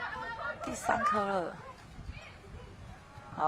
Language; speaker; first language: Chinese; native; Chinese